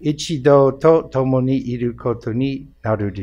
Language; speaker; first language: Japanese; non-native, fluent; English